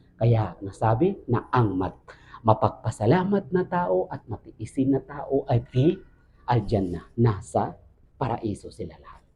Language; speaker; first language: Filipino; non-native, local second language; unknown